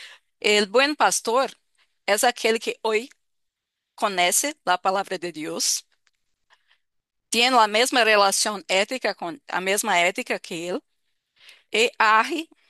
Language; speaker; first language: Spanish; non-native, fluent; Portuguese